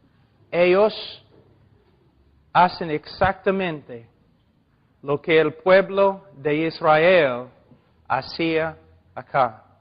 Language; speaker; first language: Spanish; non-native, fluent; English